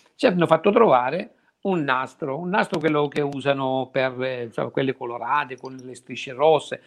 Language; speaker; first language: Italian; native; Italian